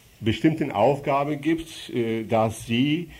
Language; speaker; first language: German; non-native, fluent; Arabic